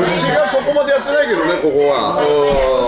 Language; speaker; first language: Japanese; native; Japanese